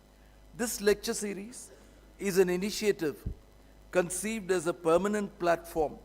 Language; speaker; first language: English; non-native, local second language; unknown